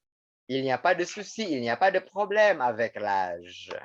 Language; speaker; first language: French; non-native, fluent; Indonesian